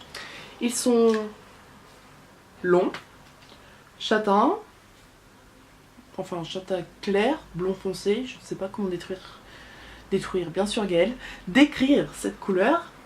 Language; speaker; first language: French; native; French